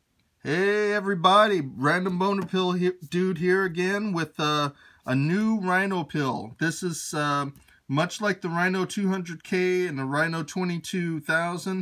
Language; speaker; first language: English; native; English